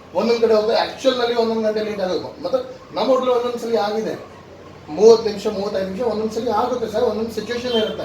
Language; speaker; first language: Kannada; non-native, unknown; Hindi